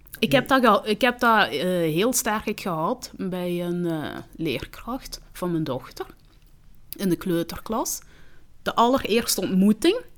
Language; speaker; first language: Dutch; early bilingual, other home language; Kinyarwanda